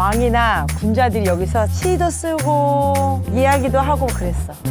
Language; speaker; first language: Korean; native; Korean